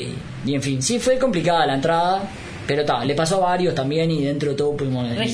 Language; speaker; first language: Spanish; native; Spanish